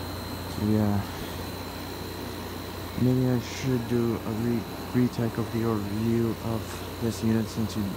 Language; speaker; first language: English; native; English